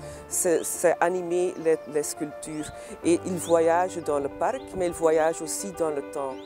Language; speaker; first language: French; non-native, local second language; Dutch